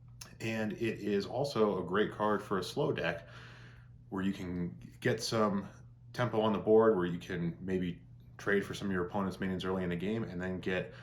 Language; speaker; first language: English; native; English